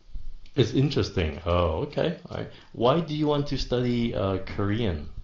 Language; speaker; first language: English; non-native, fluent; Vietnamese